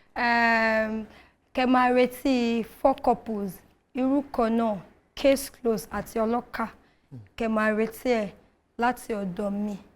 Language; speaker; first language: Yoruba; native; Yoruba